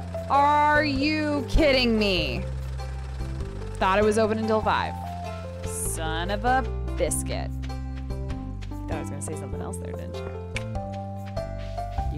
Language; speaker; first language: English; native; English